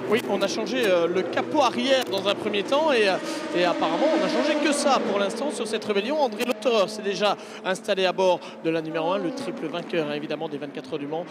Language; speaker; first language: French; native; French